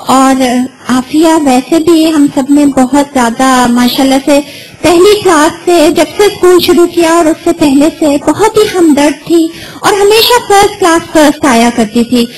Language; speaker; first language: Urdu; native; Urdu